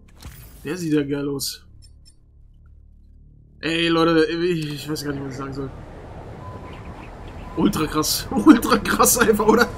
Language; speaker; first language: German; native; German